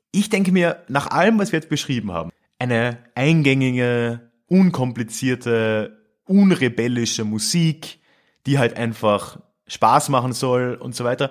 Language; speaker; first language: German; native; German